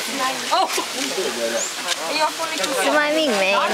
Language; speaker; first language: English; non-native, learner; Thai